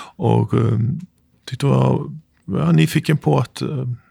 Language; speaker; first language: Swedish; non-native, fluent; Icelandic